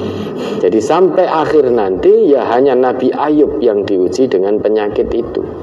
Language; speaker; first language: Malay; non-native, local second language; Javanese